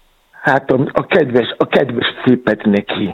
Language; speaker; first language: Hungarian; non-native, fluent; Yoruba